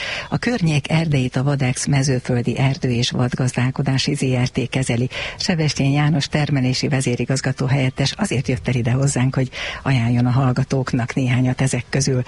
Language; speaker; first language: Hungarian; native; Hungarian